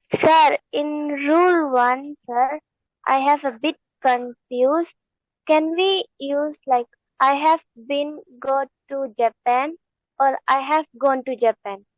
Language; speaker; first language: English; non-native, learner; Tamil